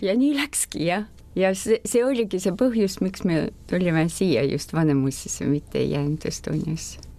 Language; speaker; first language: Estonian; non-native, fluent; Russian